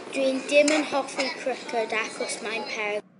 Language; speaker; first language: Welsh; non-native, learner; English